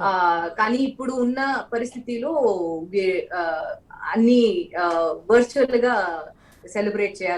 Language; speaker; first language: Telugu; non-native, local second language; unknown